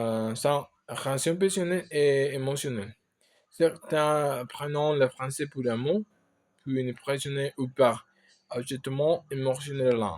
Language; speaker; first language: French; non-native, learner; Spanish